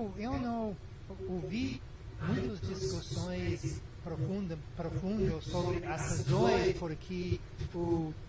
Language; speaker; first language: Portuguese; non-native, learner; English